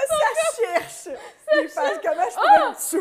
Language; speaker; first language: French; native; French